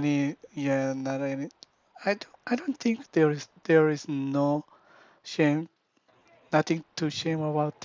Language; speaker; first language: English; non-native, learner; Korean